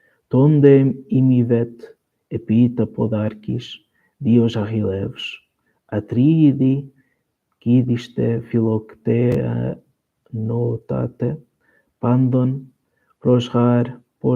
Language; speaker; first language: Greek; non-native, learner; Portuguese